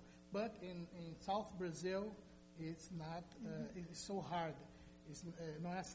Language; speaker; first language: English; non-native, learner; Portuguese